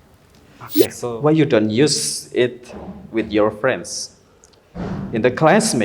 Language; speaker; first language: English; non-native, learner; Indonesian